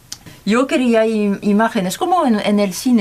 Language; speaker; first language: Spanish; non-native, learner; French